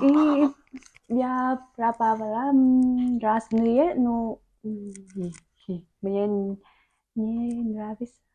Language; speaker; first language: Russian; non-native, learner; Vietnamese